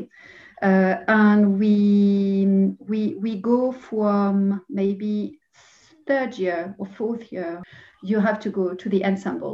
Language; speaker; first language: English; non-native, fluent; French